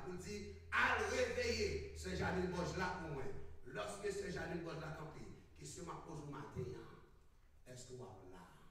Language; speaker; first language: French; native; French